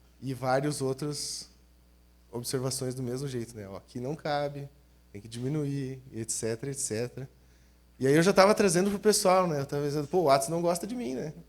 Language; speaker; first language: Portuguese; native; Portuguese